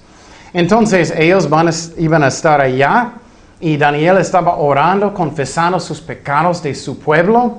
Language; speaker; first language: Spanish; non-native, fluent; English